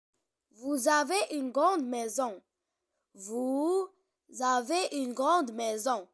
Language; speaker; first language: French; non-native, fluent; Arabic